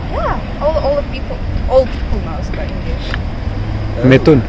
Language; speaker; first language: English; non-native, fluent; Ukrainian